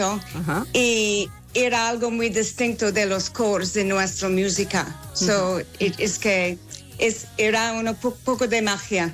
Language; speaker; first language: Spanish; non-native, fluent; English